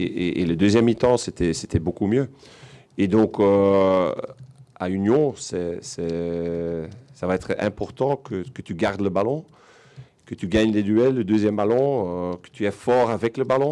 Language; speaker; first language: French; non-native, local second language; Dutch